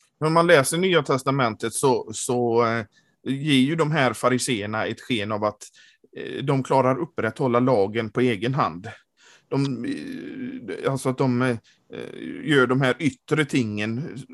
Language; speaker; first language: Swedish; native; Swedish